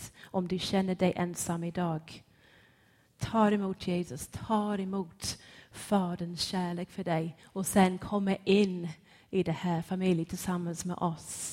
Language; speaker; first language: Swedish; non-native, fluent; English